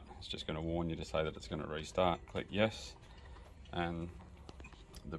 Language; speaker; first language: English; native; English